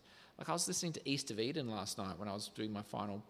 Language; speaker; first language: English; native; English